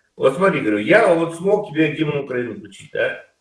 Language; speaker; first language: Russian; native; Russian